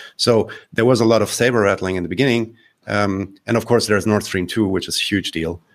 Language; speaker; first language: English; non-native, fluent; Polish